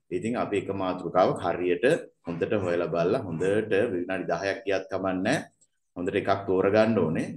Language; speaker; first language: Sinhala; non-native, local second language; Tamil